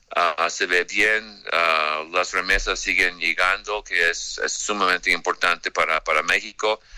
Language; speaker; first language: Spanish; non-native, fluent; English